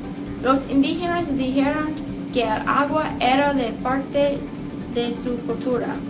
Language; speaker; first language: Spanish; non-native, learner; English